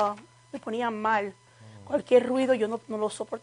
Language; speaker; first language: Spanish; native; Spanish